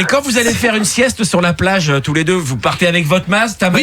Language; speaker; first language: French; native; French